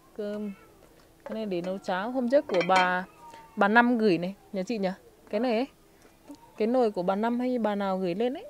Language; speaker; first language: Vietnamese; non-native, local second language; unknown